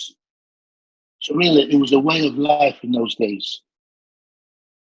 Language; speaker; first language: English; native; English